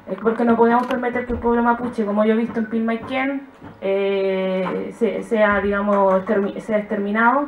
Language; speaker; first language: Spanish; native; Spanish